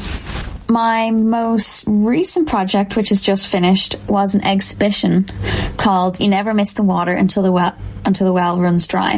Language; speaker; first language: English; native; English